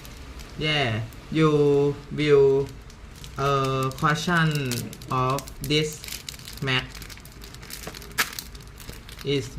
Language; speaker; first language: English; non-native, learner; Thai